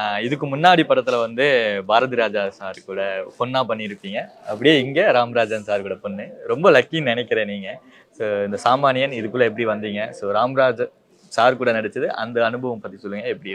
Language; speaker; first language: Tamil; native; Tamil